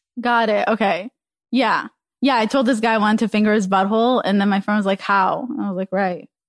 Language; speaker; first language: English; early bilingual, other home language; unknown